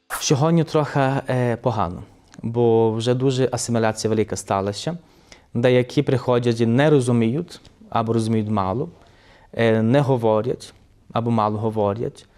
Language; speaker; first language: Ukrainian; early bilingual, heritage; Ukrainian